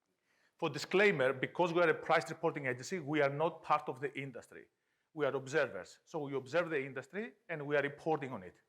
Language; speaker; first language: English; non-native, fluent; Greek